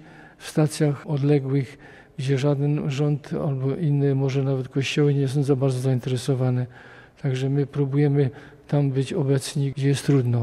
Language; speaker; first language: Polish; native; Polish